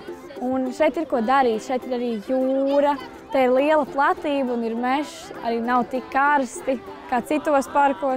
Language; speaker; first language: Latvian; native; Latvian